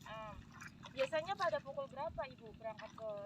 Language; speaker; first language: Indonesian; native; Indonesian